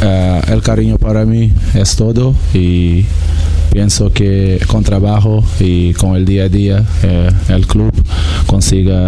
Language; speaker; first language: Spanish; non-native, fluent; Portuguese